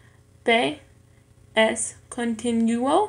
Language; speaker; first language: Spanish; non-native, learner; English